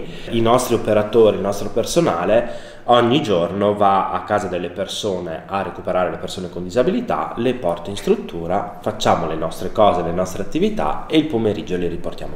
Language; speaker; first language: Italian; native; Italian